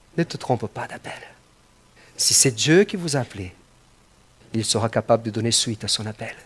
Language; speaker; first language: French; non-native, fluent; Portuguese